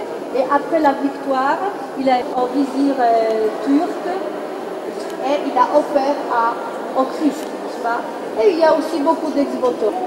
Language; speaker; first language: French; non-native, learner; Polish